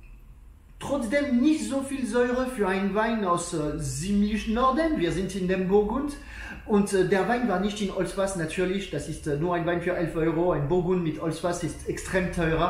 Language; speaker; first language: German; non-native, learner; French